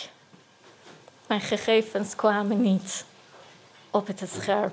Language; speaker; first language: Dutch; non-native, learner; Persian